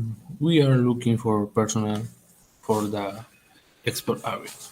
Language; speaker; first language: English; non-native, learner; Spanish